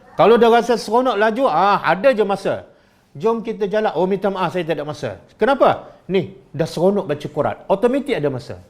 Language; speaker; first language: Malay; native; Malay